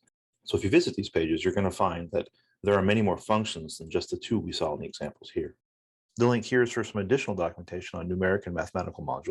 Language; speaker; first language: English; native; English